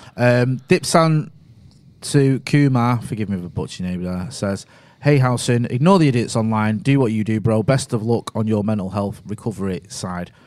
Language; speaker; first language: English; native; English